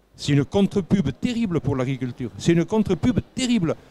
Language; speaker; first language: French; native; French